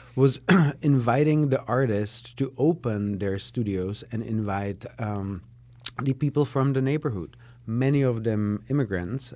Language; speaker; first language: English; non-native, fluent; Czech